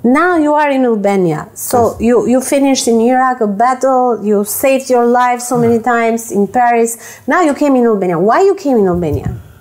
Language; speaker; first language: English; non-native, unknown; Albanian